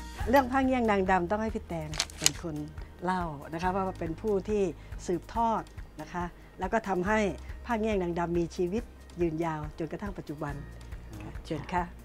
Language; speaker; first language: Thai; native; Thai